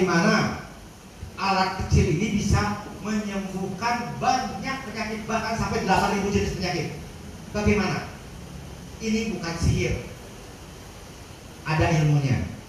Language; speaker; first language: Indonesian; native; Indonesian